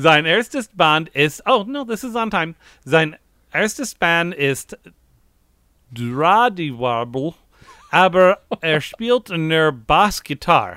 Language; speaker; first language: German; non-native, learner; English